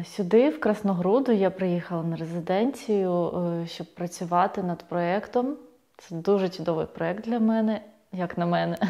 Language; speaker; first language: Ukrainian; native; Ukrainian